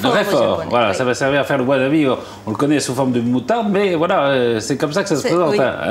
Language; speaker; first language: French; native; French